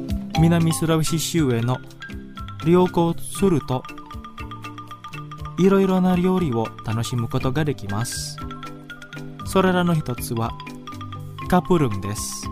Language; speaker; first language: Japanese; non-native, fluent; Indonesian